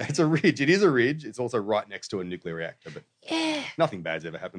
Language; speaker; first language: English; native; English